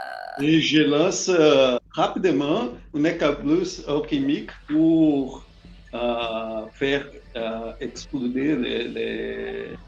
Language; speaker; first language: French; non-native, fluent; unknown